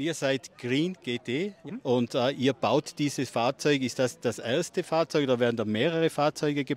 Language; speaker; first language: German; native; German